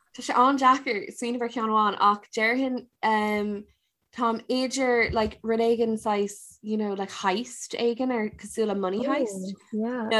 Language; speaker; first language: Irish; non-native, local second language; English